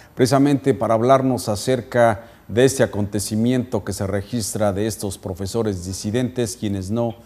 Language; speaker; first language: Spanish; native; Spanish